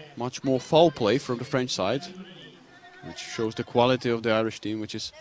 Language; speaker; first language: English; non-native, fluent; Czech